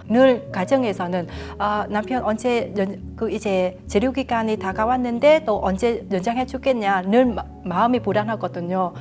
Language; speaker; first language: Korean; non-native, fluent; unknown